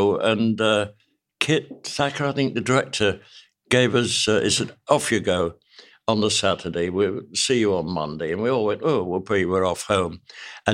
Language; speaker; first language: English; native; English